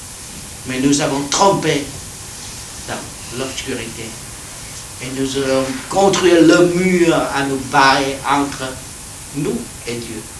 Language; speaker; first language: French; non-native, learner; Vietnamese